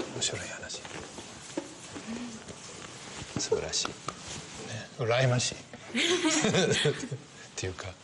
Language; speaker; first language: Japanese; non-native, fluent; English